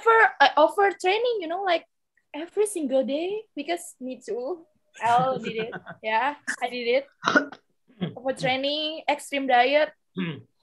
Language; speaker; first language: English; non-native, local second language; Indonesian